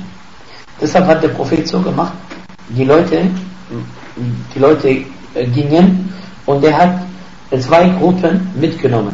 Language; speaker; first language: German; non-native, fluent; Arabic